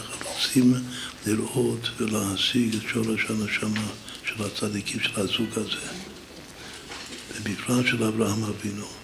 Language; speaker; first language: Hebrew; non-native, fluent; English